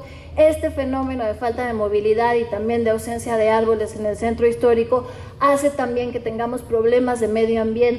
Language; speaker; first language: Spanish; native; Spanish